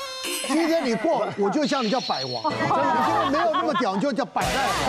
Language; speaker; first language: Chinese; native; Chinese